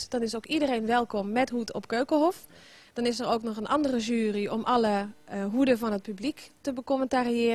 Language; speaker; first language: Dutch; native; Dutch